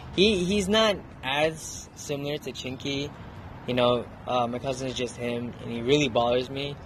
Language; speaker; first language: English; early bilingual, other home language; Spanish